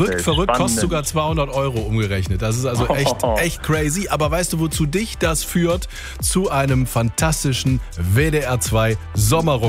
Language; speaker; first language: German; native; German